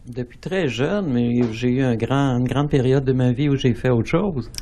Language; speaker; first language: French; native; French